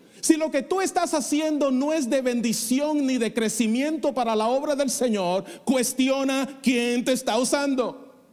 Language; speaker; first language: Spanish; non-native, fluent; English